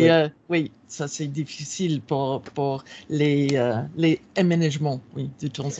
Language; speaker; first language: French; non-native, fluent; English